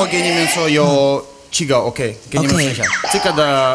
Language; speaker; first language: Chinese; non-native, learner; Russian